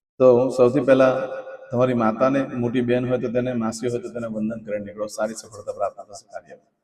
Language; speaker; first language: Gujarati; native; Gujarati